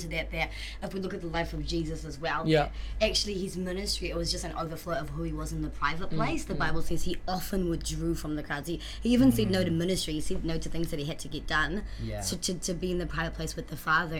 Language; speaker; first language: English; native; English